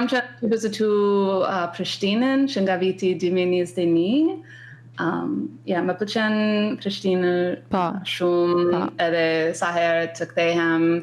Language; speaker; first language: Albanian; non-native, learner; English